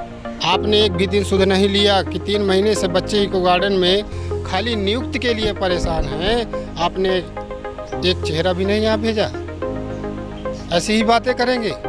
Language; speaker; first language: Hindi; native; Hindi